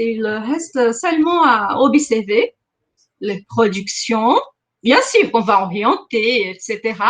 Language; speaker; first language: French; non-native, fluent; Portuguese